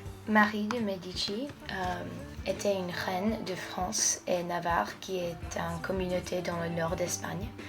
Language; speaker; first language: French; non-native, fluent; English